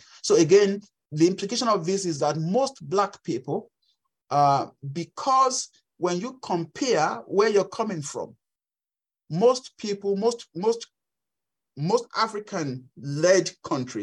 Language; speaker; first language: English; non-native, local second language; Yoruba